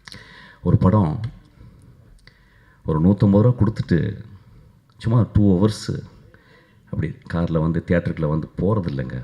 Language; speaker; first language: Tamil; native; Tamil